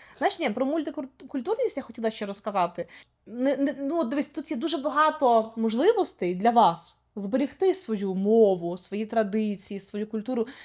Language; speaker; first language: Ukrainian; native; Ukrainian